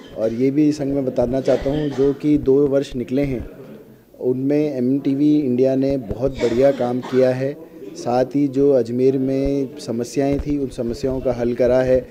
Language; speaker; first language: Hindi; native; Hindi